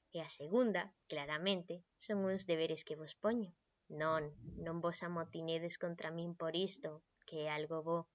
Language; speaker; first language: Galician; non-native, local second language; Spanish